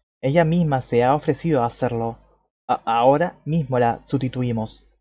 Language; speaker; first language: Spanish; native; Spanish